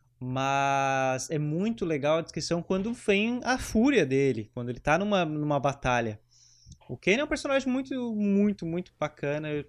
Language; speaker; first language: Portuguese; native; Portuguese